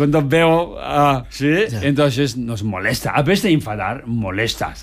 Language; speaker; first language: Spanish; non-native, learner; Tibetan